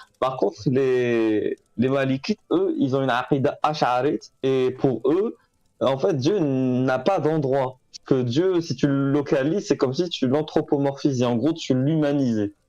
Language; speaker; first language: French; non-native, local second language; Arabic